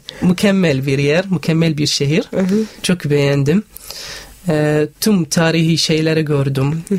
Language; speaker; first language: Turkish; non-native, learner; Arabic